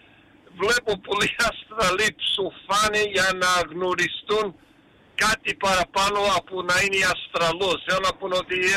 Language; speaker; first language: Greek; early bilingual, heritage; Greek